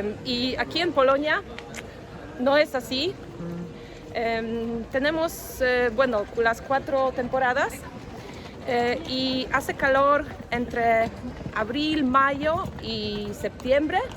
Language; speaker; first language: Spanish; non-native, fluent; Polish